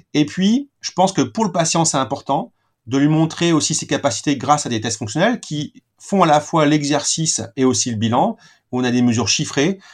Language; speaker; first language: French; native; French